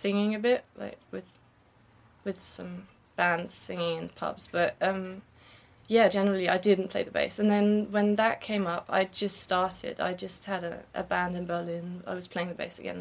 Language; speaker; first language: English; non-native, fluent; German